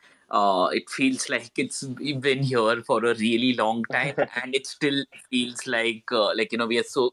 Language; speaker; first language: English; non-native, local second language; Hindi